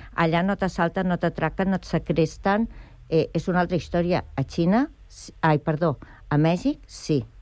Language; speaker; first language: Catalan; native; Catalan